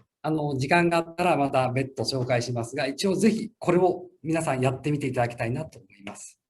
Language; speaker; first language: Japanese; native; Japanese